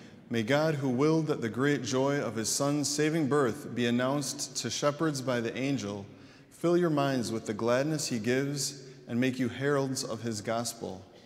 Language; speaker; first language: English; native; English